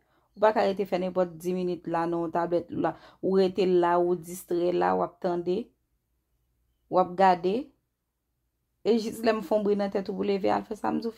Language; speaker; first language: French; non-native, local second language; Haitian Creole